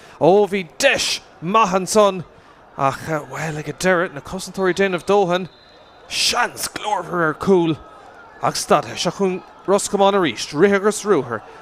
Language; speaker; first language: Irish; native; Irish